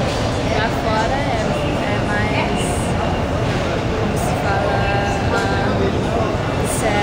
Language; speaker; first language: Portuguese; non-native, learner; English